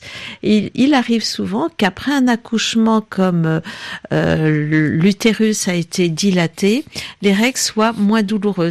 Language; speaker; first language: French; native; French